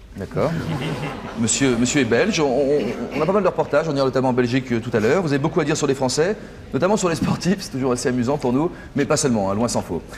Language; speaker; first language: French; native; French